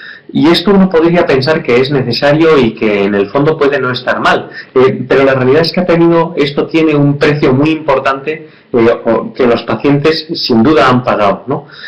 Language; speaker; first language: Spanish; native; Spanish